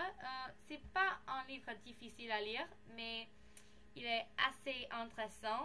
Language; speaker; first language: French; non-native, learner; English